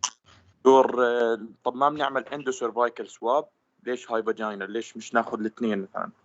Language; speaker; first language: Arabic; native; Arabic